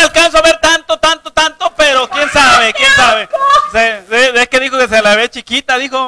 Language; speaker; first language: Spanish; native; Spanish